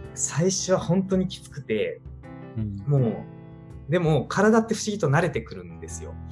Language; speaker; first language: Japanese; native; Japanese